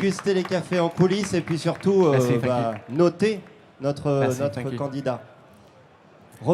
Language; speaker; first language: French; native; French